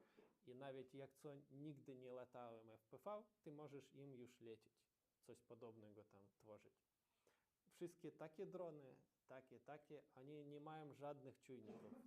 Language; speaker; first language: Polish; non-native, learner; Ukrainian